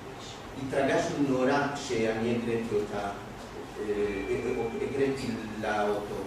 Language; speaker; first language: Hebrew; non-native, fluent; Spanish